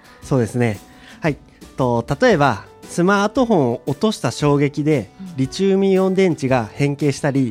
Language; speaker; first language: Japanese; native; Japanese